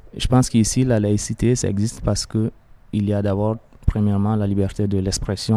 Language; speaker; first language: French; non-native, fluent; Arabic